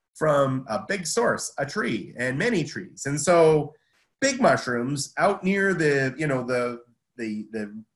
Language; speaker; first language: English; native; English